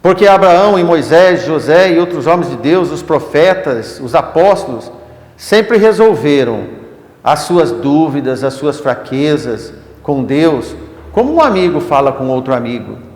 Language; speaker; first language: Portuguese; native; Portuguese